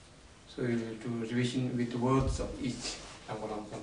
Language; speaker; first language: English; non-native, learner; Tibetan